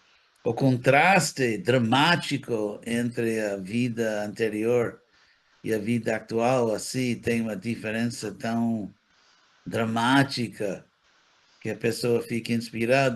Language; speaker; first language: Portuguese; non-native, fluent; English